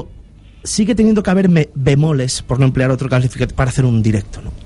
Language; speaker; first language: Spanish; native; Spanish